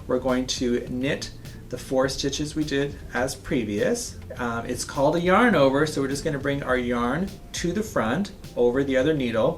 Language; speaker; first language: English; native; English